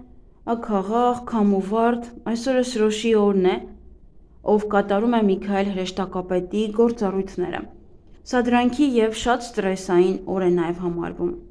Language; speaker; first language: Armenian; native; Armenian